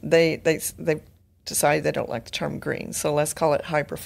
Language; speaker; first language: English; native; English